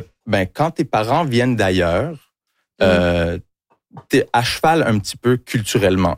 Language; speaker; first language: French; early bilingual, other home language; English